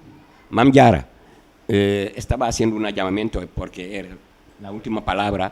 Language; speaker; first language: Spanish; non-native, fluent; Wolof